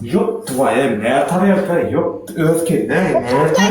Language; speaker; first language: Russian; non-native, learner; Turkmen